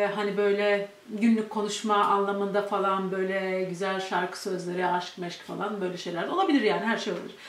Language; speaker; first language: Turkish; native; Turkish